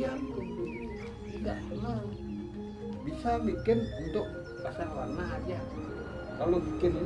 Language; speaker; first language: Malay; non-native, local second language; Balinese